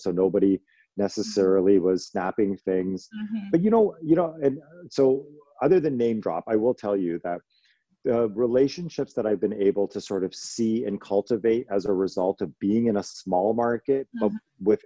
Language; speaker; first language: English; native; English